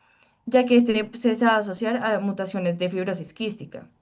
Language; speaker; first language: Spanish; native; Spanish